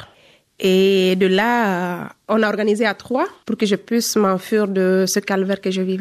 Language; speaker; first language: French; non-native, local second language; Fula